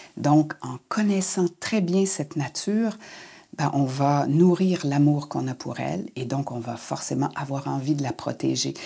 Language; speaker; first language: French; native; French